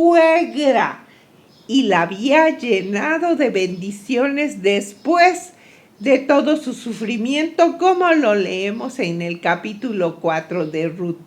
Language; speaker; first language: Spanish; native; Spanish